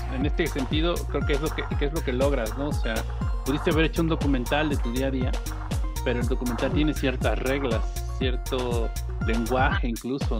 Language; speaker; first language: Spanish; native; Spanish